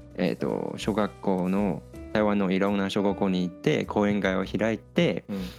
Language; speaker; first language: Japanese; non-native, fluent; Chinese